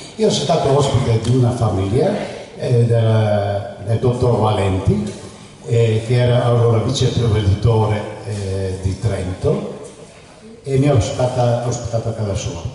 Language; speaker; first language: Italian; non-native, fluent; Hungarian